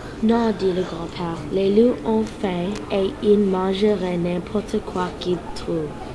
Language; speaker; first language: French; non-native, learner; English